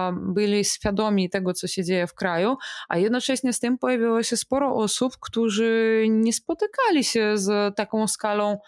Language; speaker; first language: Polish; non-native, fluent; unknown